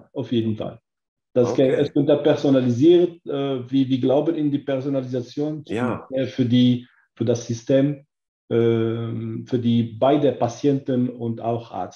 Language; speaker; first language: German; non-native, learner; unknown